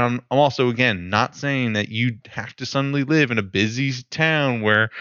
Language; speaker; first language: English; native; English